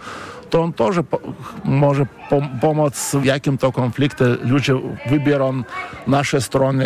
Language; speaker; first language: Polish; non-native, fluent; Lithuanian